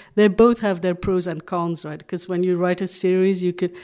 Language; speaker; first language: English; non-native, fluent; Dutch